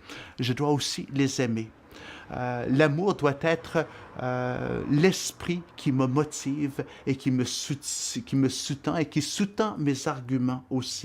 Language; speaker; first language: French; native; French